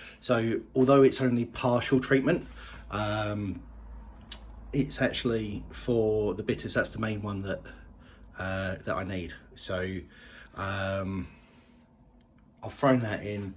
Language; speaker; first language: English; native; English